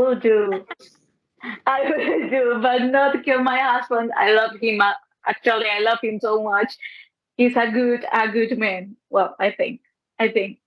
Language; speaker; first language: English; non-native, learner; Spanish